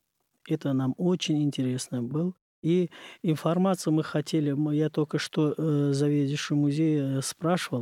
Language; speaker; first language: Russian; non-native, learner; Uzbek